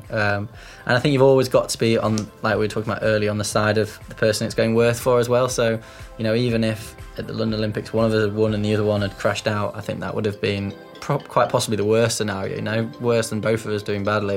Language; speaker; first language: English; native; English